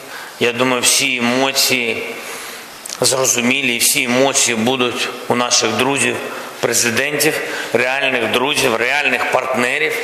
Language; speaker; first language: Ukrainian; non-native, local second language; Russian